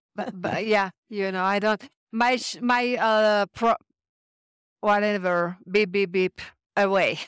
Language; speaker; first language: English; non-native, fluent; French